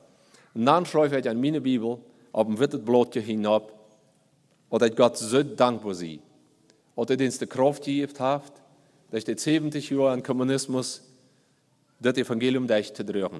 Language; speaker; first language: German; non-native, learner; Plautdietsch